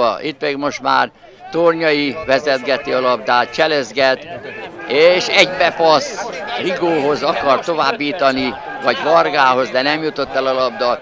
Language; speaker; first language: Hungarian; native; Hungarian